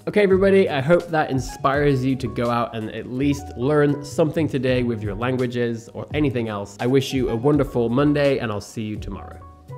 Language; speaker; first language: English; native; English